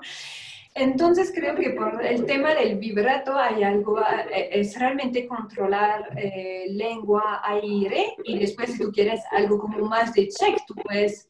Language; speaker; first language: Spanish; non-native, fluent; French